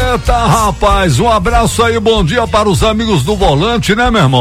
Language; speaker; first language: Portuguese; native; Portuguese